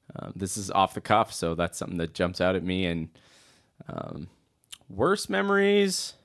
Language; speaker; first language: English; native; English